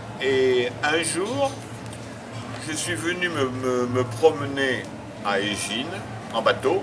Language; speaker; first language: French; native; French